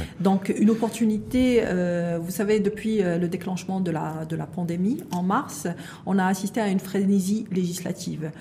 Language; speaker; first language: French; non-native, local second language; Arabic